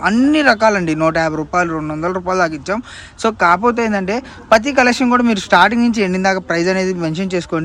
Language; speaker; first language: Telugu; native; Telugu